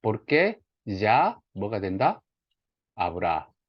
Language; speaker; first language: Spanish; non-native, fluent; Korean